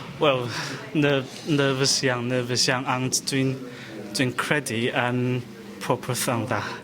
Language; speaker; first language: Welsh; non-native, learner; Chinese